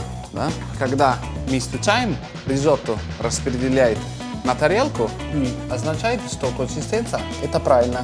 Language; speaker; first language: Russian; non-native, fluent; Italian